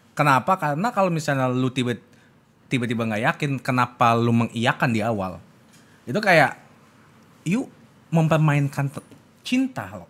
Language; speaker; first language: Indonesian; native; Indonesian